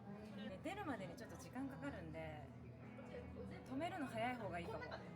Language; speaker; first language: Japanese; native; Japanese